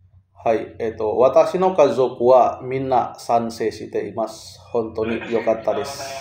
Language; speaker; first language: Japanese; non-native, learner; Indonesian